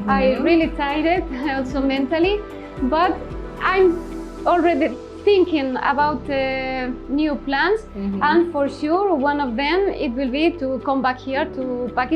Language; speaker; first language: English; non-native, learner; Spanish